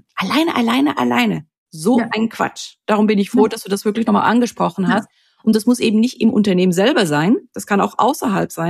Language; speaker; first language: German; native; German